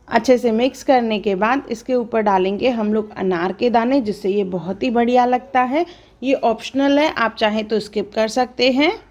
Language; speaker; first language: Hindi; non-native, local second language; Sindhi